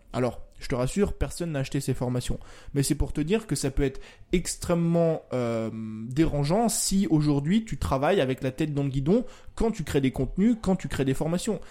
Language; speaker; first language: French; native; French